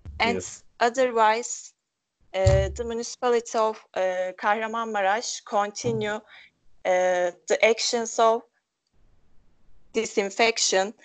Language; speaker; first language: English; non-native, local second language; Turkish